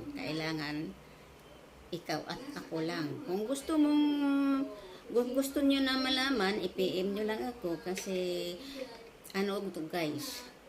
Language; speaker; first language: Filipino; non-native, local second language; Cebuano